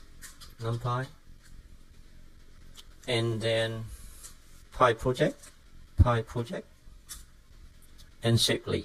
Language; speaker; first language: English; non-native, fluent; Vietnamese